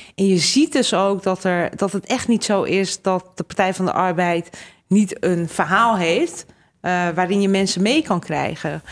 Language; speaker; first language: Dutch; early bilingual, other home language; Hungarian